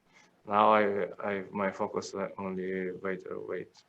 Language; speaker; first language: English; non-native, learner; Russian